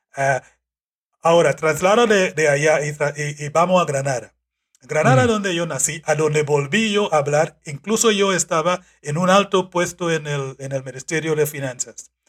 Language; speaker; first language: Spanish; non-native, fluent; English